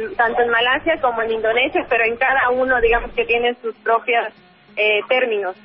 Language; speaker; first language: Spanish; native; Spanish